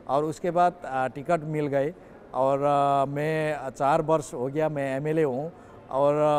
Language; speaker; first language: Hindi; non-native, local second language; Nepali